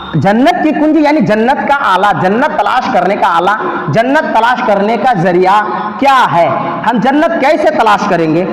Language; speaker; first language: Urdu; native; Urdu